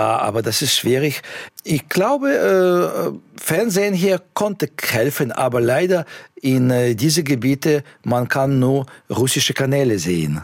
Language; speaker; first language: German; non-native, fluent; Russian